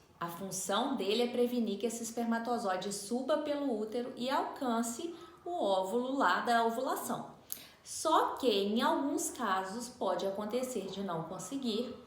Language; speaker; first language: Portuguese; native; Portuguese